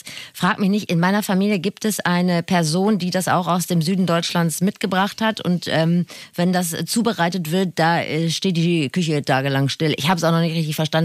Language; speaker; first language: German; native; German